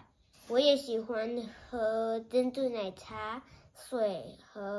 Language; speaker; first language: Chinese; early bilingual, heritage; Chinese